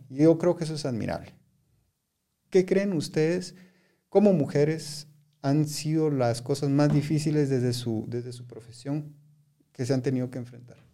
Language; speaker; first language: Spanish; native; Spanish